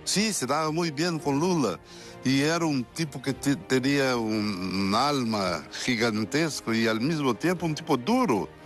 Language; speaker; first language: Spanish; non-native, fluent; Portuguese